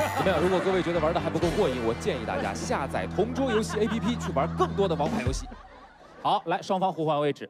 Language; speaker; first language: Chinese; native; Chinese